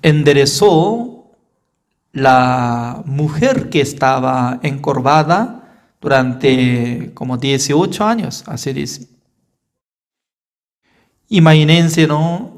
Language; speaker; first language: Spanish; non-native, fluent; Korean